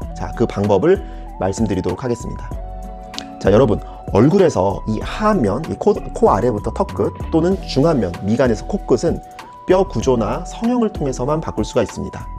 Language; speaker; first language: Korean; native; Korean